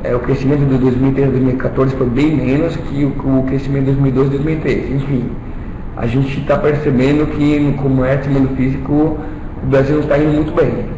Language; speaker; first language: Portuguese; early bilingual, heritage; Italian